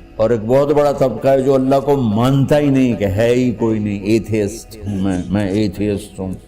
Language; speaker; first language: Urdu; non-native, local second language; Punjabi